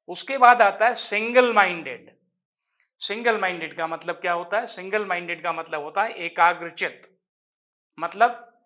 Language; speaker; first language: Hindi; native; Hindi